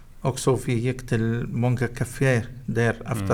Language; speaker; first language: Swedish; non-native, learner; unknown